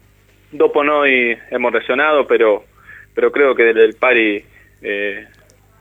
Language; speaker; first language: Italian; non-native, learner; Spanish